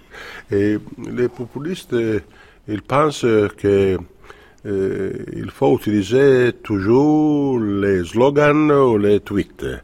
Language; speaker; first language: French; non-native, fluent; Italian